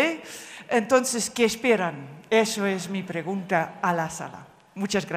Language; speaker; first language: Spanish; non-native, fluent; Dutch